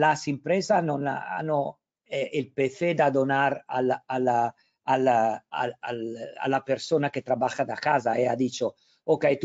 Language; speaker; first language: Spanish; non-native, learner; Italian